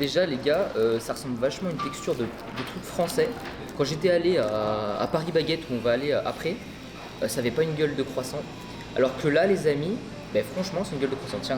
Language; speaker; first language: French; native; French